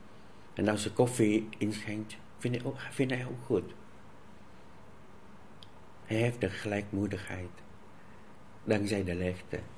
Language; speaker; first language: Dutch; non-native, fluent; Vietnamese